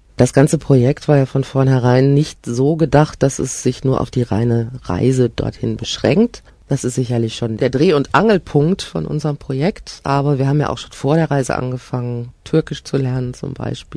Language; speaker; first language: German; native; German